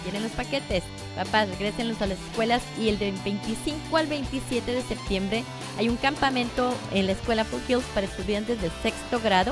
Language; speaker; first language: Spanish; native; Spanish